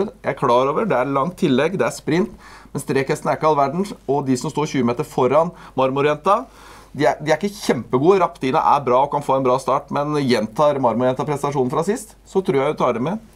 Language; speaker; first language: Norwegian; native; Norwegian